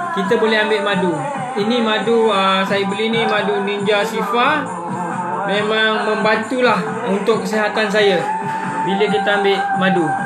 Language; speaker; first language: Malay; non-native, local second language; Buginese